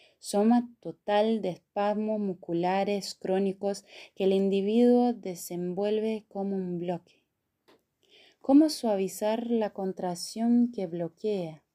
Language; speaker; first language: Spanish; non-native, fluent; Portuguese